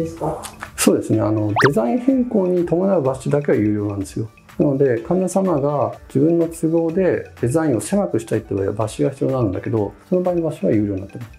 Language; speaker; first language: Japanese; native; Japanese